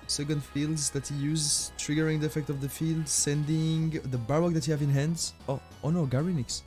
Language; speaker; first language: English; non-native, fluent; French